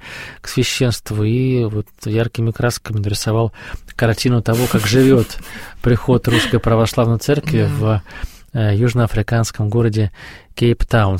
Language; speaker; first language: Russian; native; Russian